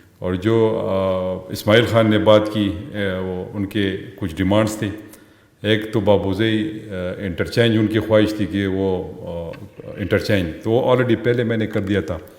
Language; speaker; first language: Urdu; non-native, local second language; Pashto